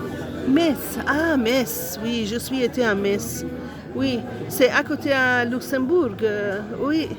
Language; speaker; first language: French; non-native, learner; Italian